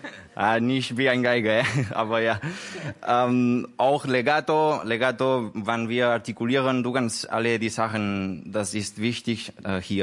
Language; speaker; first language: German; non-native, learner; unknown